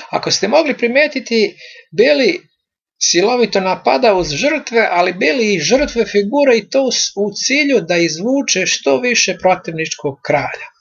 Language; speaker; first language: Serbian; native; Serbian